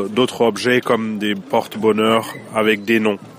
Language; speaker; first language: French; non-native, fluent; German